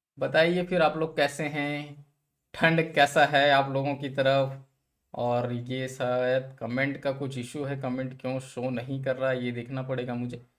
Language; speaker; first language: Hindi; native; Hindi